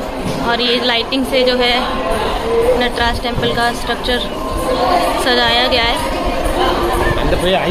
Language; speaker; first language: Hindi; native; Hindi